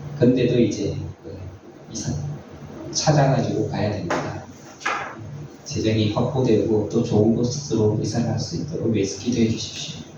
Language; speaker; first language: Korean; native; Korean